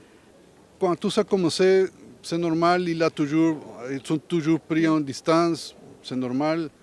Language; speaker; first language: French; non-native, learner; Spanish